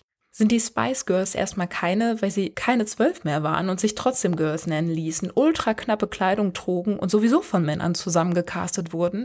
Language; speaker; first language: German; native; German